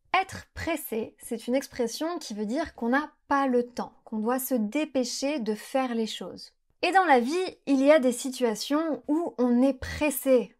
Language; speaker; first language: French; native; French